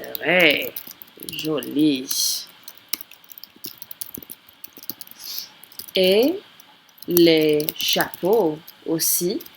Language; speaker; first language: French; non-native, fluent; English